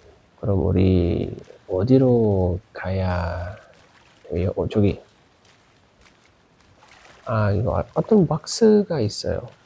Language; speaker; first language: Korean; non-native, learner; Indonesian